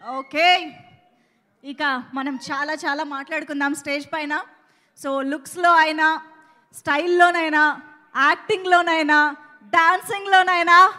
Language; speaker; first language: Telugu; native; Telugu